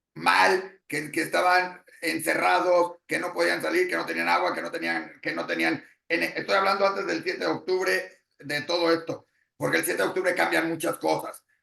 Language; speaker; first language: Spanish; native; Spanish